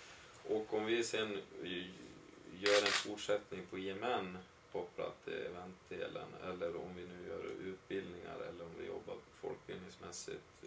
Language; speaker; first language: Swedish; native; Swedish